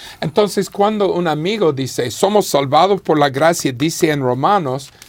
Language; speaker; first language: Spanish; non-native, fluent; English